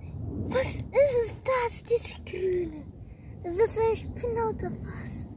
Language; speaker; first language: German; early bilingual, other home language; Arabic